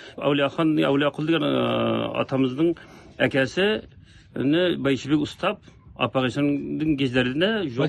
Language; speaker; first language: Kazakh; early bilingual, heritage; Kazakh